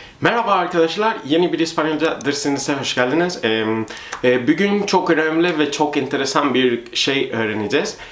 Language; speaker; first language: Turkish; non-native, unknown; Spanish